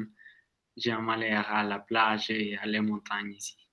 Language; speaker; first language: French; non-native, learner; Spanish